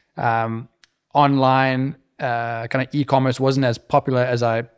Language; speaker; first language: English; native; English